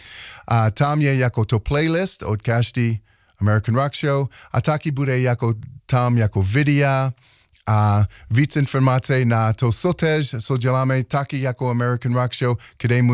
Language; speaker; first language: Czech; non-native, learner; English